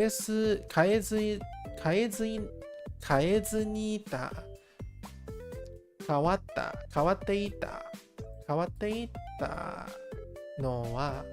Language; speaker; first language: Japanese; non-native, learner; English